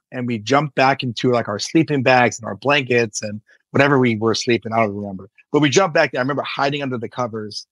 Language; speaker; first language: English; native; English